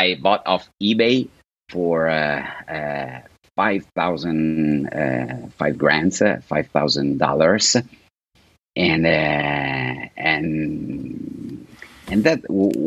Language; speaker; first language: English; non-native, fluent; Italian